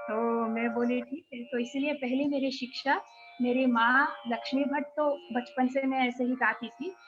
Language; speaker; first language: Hindi; non-native, local second language; Kannada